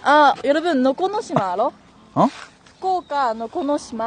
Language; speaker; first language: Korean; non-native, learner; Japanese